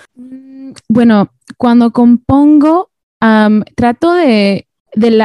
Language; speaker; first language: Spanish; native; Spanish